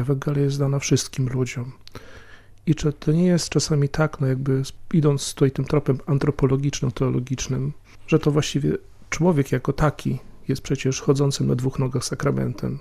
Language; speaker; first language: Polish; native; Polish